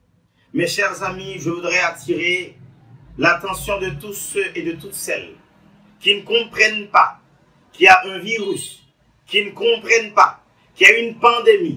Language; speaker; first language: French; non-native, local second language; Haitian Creole